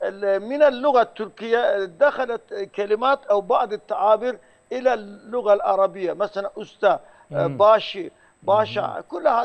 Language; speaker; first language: Arabic; non-native, fluent; Turkish